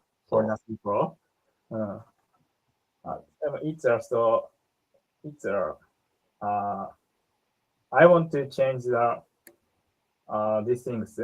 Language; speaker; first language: English; non-native, learner; Japanese